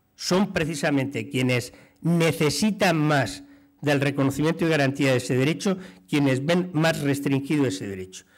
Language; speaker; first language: Spanish; native; Spanish